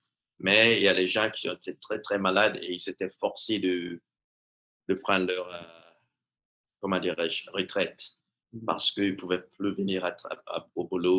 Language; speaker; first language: French; non-native, fluent; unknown